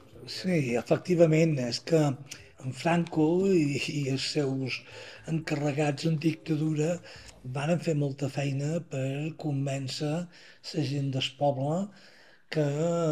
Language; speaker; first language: Catalan; native; Catalan